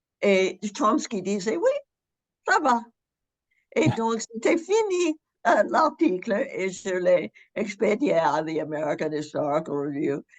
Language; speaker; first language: French; non-native, fluent; English